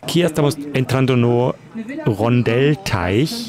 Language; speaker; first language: Portuguese; non-native, fluent; German